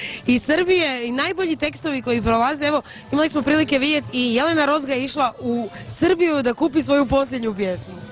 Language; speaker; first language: Croatian; native; Croatian